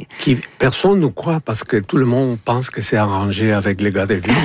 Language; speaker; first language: French; non-native, fluent; Spanish